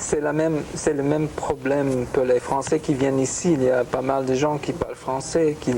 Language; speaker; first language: French; non-native, fluent; English